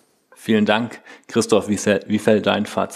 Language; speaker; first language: German; native; German